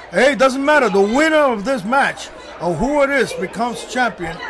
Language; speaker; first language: English; early bilingual, other home language; Spanish